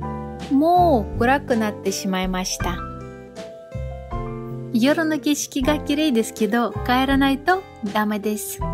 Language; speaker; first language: Japanese; non-native, fluent; Russian